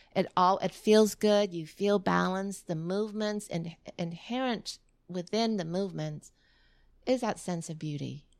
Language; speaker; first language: English; early bilingual, other home language; Vietnamese